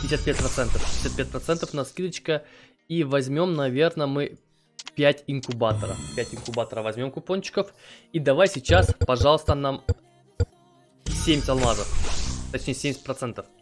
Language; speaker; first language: Russian; native; Russian